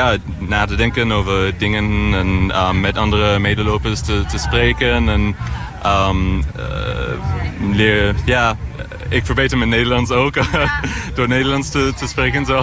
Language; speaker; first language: Dutch; non-native, fluent; English